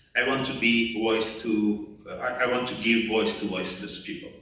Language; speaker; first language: English; non-native, learner; Persian